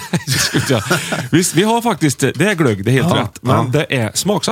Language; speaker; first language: Swedish; native; Swedish